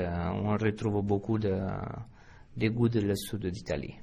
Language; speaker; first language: French; non-native, fluent; Italian